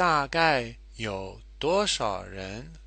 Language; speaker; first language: Chinese; non-native, fluent; English